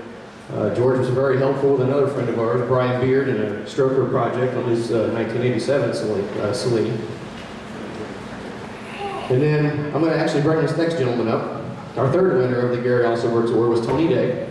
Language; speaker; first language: English; native; English